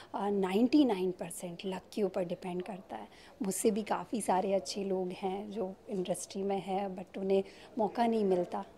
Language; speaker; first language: Hindi; native; Hindi